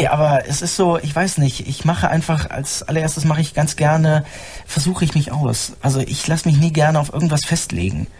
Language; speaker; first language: German; native; German